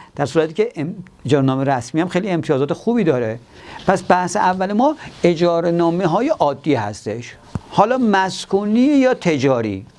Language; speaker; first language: Persian; native; Persian